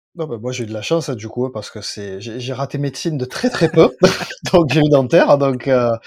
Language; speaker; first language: French; native; French